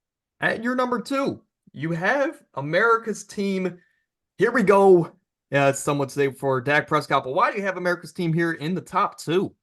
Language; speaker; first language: English; native; English